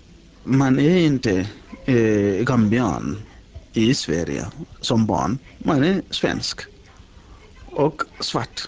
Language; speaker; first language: Swedish; early bilingual, other home language; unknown